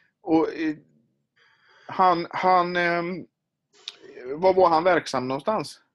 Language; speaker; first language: Swedish; native; Swedish